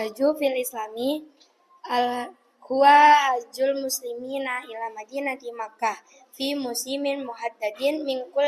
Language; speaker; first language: Arabic; non-native, learner; Indonesian